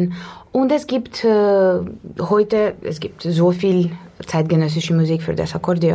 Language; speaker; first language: German; non-native, learner; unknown